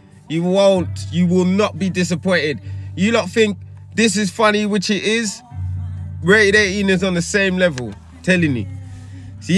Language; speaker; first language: English; native; English